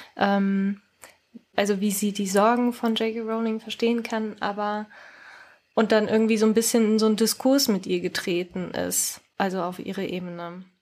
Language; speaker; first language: German; early bilingual, other home language; Japanese